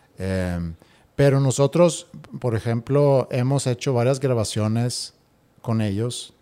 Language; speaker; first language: Spanish; non-native, fluent; Swedish